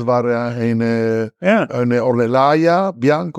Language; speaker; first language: German; non-native, learner; Italian